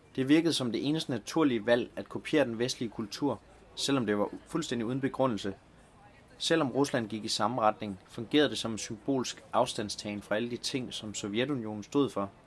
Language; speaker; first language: Danish; native; Danish